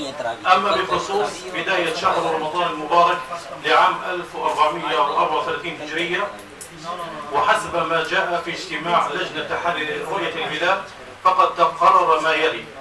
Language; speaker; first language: Arabic; non-native, fluent; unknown